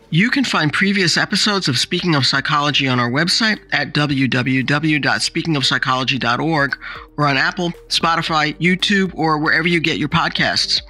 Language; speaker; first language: English; native; English